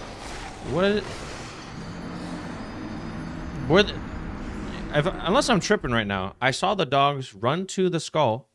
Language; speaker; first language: English; native; English